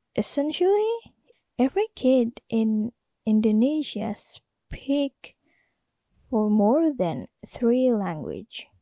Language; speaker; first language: English; non-native, fluent; Indonesian